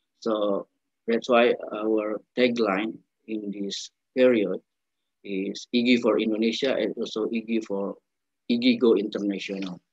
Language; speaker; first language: English; non-native, learner; Indonesian